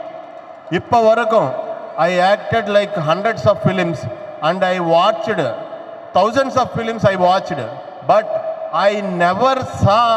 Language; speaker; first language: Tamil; non-native, learner; Telugu